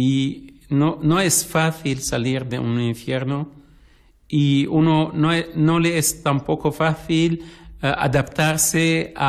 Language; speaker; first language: Spanish; non-native, fluent; Arabic